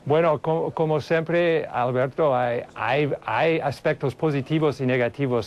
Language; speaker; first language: Spanish; non-native, fluent; English